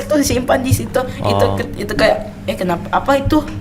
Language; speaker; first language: Indonesian; non-native, local second language; English